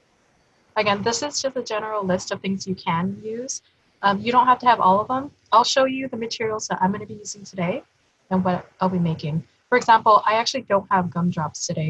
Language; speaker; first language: English; native; English